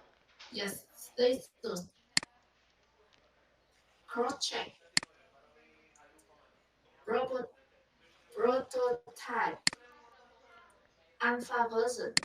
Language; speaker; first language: English; non-native, learner; Vietnamese